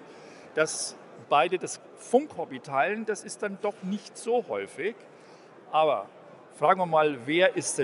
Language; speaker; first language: German; native; German